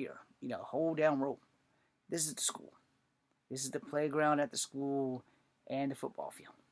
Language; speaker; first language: English; native; English